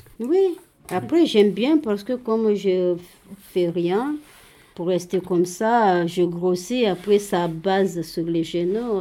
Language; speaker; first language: French; non-native, learner; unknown